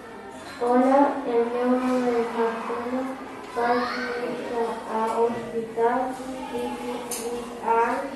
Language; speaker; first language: Catalan; non-native, local second language; Spanish